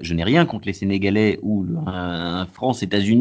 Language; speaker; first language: French; native; French